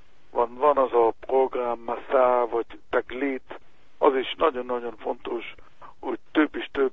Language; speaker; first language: Hungarian; non-native, learner; Hebrew